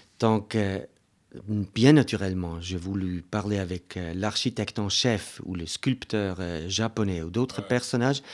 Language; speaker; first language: French; non-native, local second language; German